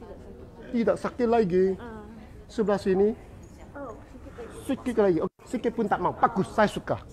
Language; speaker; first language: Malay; non-native, local second language; Cantonese